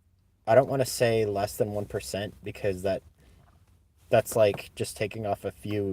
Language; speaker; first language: English; native; English